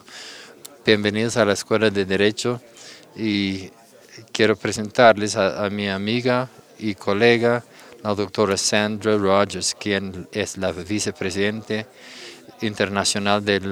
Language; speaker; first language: Spanish; non-native, fluent; English